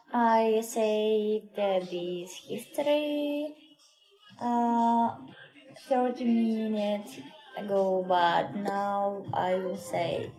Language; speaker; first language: English; non-native, learner; Russian